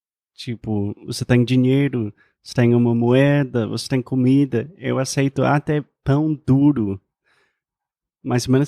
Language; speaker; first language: Portuguese; non-native, fluent; English